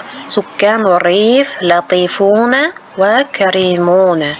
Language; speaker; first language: Arabic; non-native, fluent; Uzbek